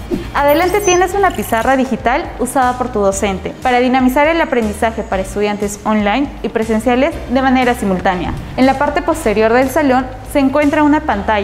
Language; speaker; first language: Spanish; native; Spanish